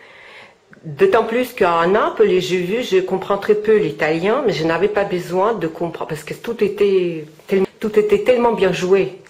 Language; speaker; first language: French; non-native, fluent; Russian